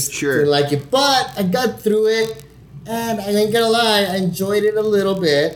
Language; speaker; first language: English; non-native, fluent; Spanish